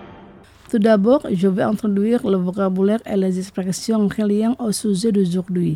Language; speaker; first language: French; non-native, fluent; Indonesian